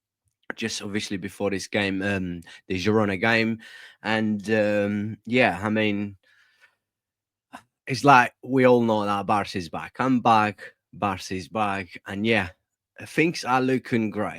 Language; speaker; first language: English; non-native, fluent; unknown